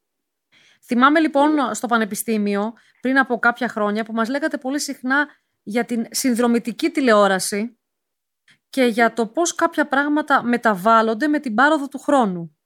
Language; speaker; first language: Greek; native; Greek